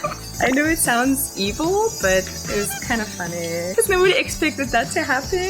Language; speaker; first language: English; non-native, fluent; Persian